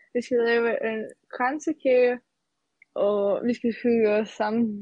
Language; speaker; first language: Danish; non-native, fluent; Serbian